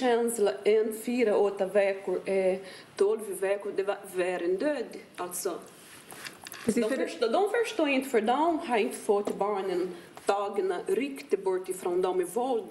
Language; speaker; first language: Swedish; non-native, fluent; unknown